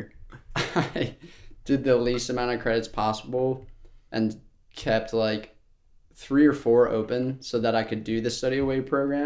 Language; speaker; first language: English; native; English